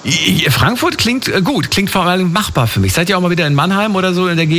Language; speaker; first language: German; native; German